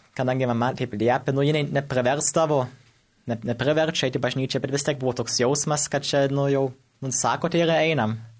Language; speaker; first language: Lithuanian; early bilingual, heritage; Lithuanian